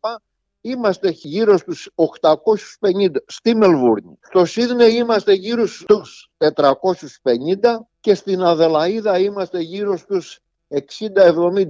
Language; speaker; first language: Greek; native; Greek